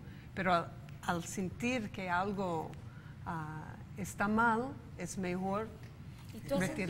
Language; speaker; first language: Spanish; non-native, fluent; English